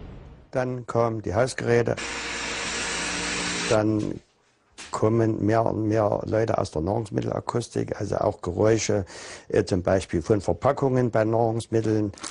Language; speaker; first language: German; native; German